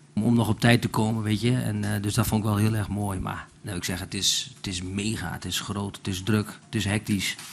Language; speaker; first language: Dutch; native; Dutch